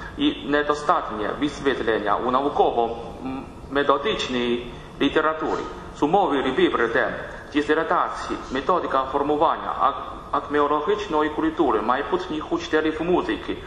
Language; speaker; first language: Ukrainian; non-native, learner; Chinese